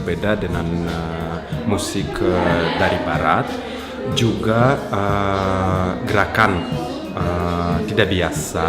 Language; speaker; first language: Indonesian; non-native, fluent; Russian